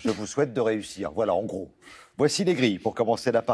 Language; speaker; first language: French; native; French